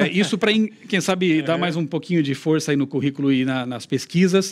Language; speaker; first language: Portuguese; native; Portuguese